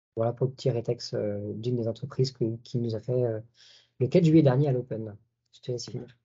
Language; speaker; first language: French; native; French